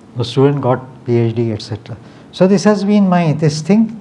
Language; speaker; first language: English; non-native, local second language; Marathi